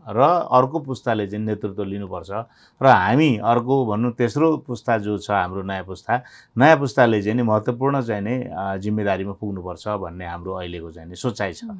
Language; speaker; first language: Nepali; native; Nepali